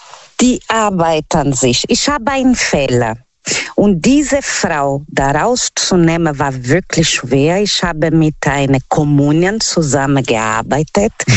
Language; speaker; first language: German; non-native, learner; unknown